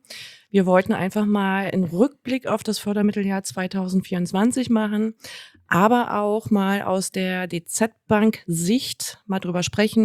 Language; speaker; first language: German; native; German